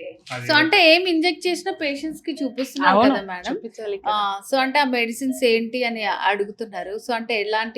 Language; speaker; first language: Telugu; native; Telugu